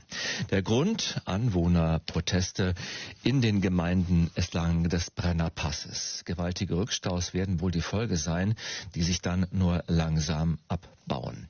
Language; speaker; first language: German; native; German